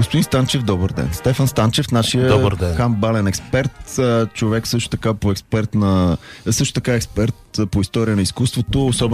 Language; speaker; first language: Bulgarian; native; Bulgarian